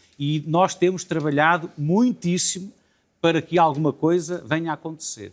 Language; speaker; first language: Portuguese; native; Portuguese